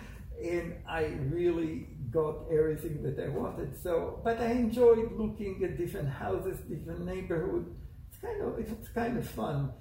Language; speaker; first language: English; non-native, fluent; Hebrew